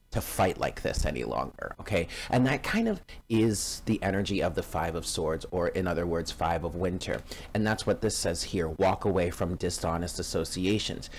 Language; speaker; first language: English; native; English